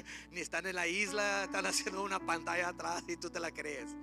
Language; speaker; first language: Spanish; early bilingual, heritage; Spanish